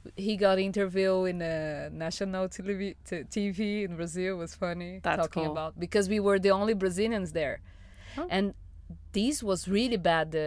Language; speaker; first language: English; non-native, fluent; Portuguese